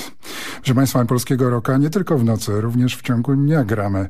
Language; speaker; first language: Polish; native; Polish